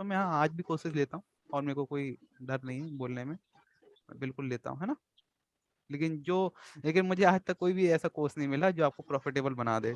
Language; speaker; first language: Hindi; native; Hindi